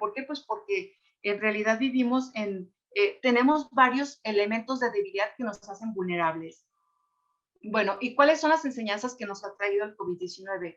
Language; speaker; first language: Spanish; native; Spanish